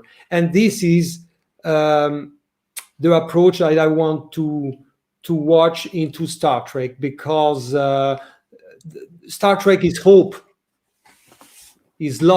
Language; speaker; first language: English; non-native, learner; French